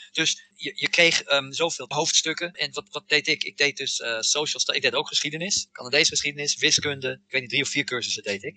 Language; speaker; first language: Dutch; non-native, fluent; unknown